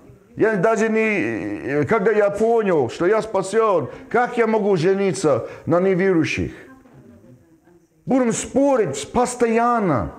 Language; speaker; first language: Russian; non-native, fluent; English